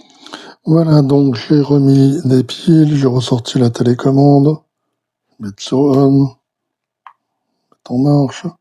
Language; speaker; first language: French; native; French